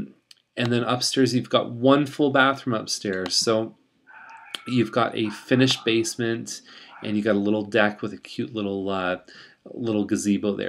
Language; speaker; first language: English; native; English